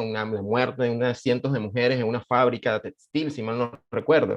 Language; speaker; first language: Spanish; native; Spanish